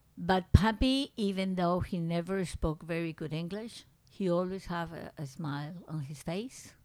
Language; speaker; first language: English; non-native, fluent; Spanish